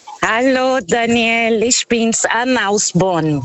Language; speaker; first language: German; non-native, fluent; Portuguese